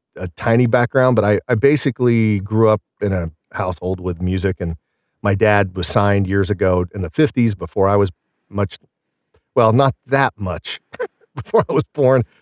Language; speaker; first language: English; native; English